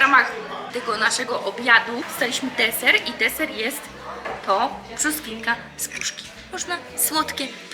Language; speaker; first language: Polish; native; Polish